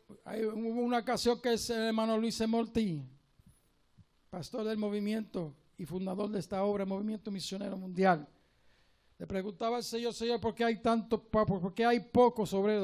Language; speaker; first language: Spanish; native; Spanish